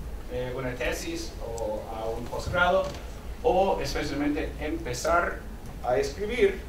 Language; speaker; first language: Spanish; non-native, fluent; English